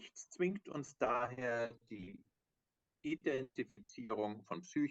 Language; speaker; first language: German; native; German